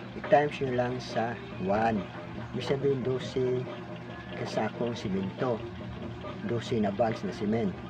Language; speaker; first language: Filipino; non-native, local second language; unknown